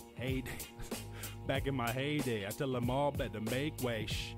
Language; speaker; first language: English; native; English